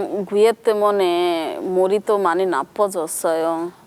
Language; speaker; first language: Korean; non-native, local second language; Bangla